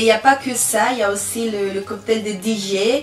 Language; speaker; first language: French; non-native, fluent; Spanish